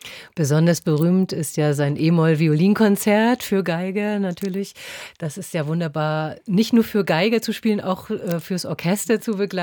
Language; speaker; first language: German; native; German